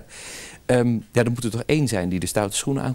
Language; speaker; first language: Dutch; native; Dutch